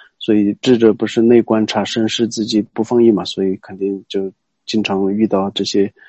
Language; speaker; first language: Chinese; non-native, local second language; Tibetan